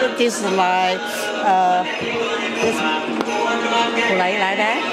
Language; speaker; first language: English; non-native, learner; Chinese